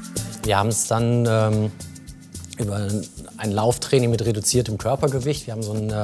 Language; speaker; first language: German; native; German